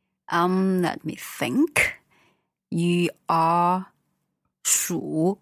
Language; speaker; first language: English; non-native, fluent; Chinese